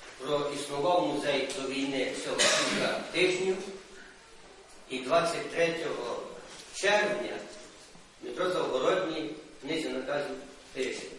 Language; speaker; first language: Ukrainian; native; Ukrainian